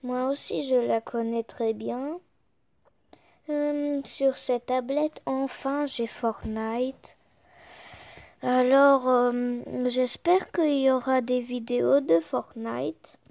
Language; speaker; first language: French; early bilingual, other home language; Polish